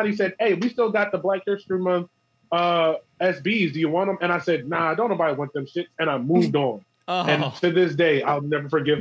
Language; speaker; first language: English; native; English